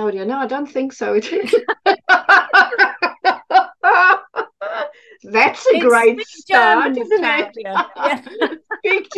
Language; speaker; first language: English; non-native, fluent; German